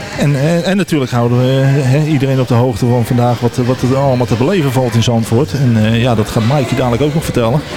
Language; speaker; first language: Dutch; native; Dutch